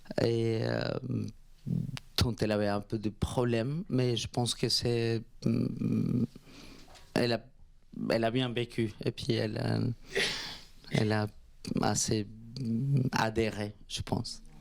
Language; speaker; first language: French; non-native, fluent; Spanish